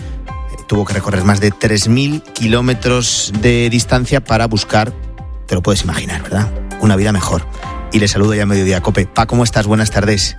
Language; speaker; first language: Spanish; native; Spanish